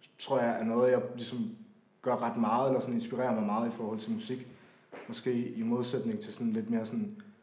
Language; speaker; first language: Danish; native; Danish